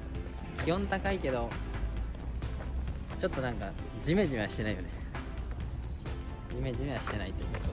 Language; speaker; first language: Japanese; native; Japanese